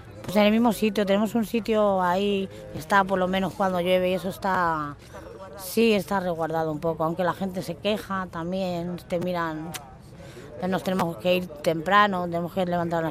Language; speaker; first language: Spanish; native; Spanish